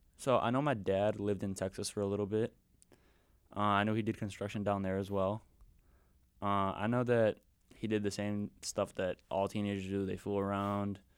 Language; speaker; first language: English; early bilingual, other home language; Spanish